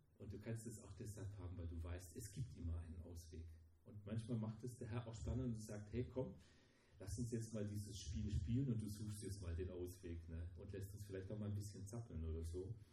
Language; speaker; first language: German; early bilingual, heritage; German